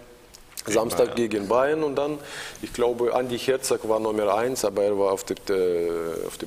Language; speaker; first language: German; non-native, learner; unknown